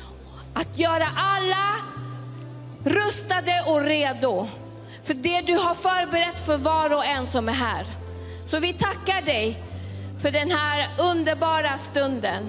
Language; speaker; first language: Swedish; early bilingual, other home language; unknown